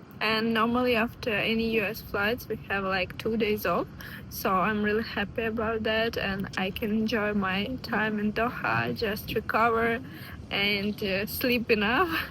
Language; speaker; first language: English; non-native, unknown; Ukrainian